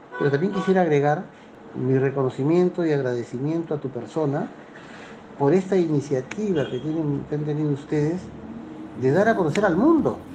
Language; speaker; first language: Spanish; native; Spanish